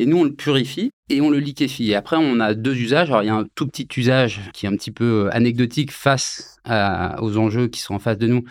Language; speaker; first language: French; native; French